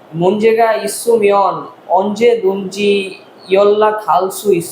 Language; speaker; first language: Korean; non-native, learner; Bangla